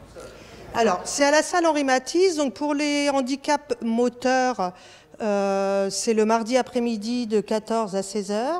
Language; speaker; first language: French; native; French